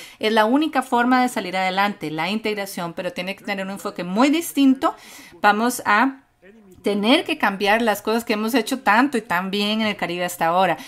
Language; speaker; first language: Spanish; non-native, fluent; English